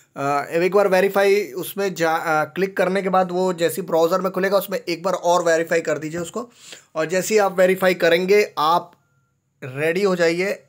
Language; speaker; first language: Hindi; native; Hindi